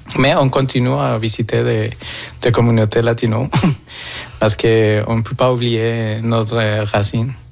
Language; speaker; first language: French; non-native, fluent; Spanish